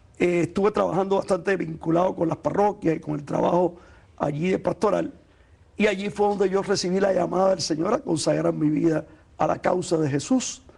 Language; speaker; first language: Spanish; native; Spanish